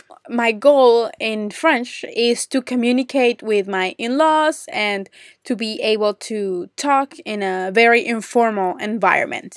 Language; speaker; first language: English; non-native, fluent; Spanish